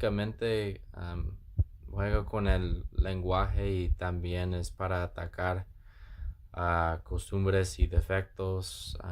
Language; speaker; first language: Spanish; non-native, learner; English